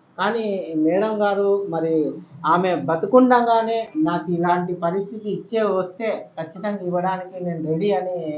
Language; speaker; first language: Telugu; native; Telugu